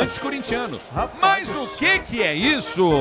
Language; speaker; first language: Portuguese; native; Portuguese